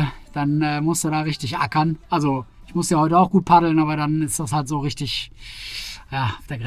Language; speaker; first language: German; native; German